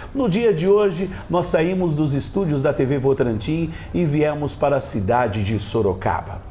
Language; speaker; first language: Portuguese; native; Portuguese